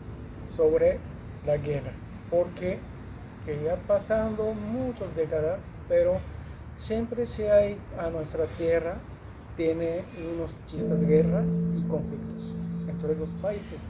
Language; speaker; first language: Spanish; non-native, learner; Japanese